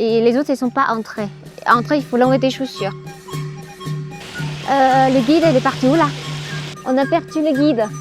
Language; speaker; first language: French; non-native, learner; Chinese